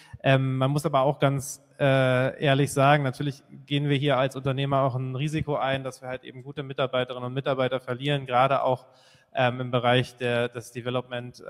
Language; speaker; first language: German; native; German